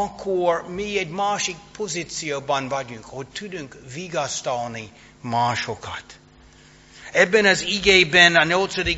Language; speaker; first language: Hungarian; non-native, fluent; English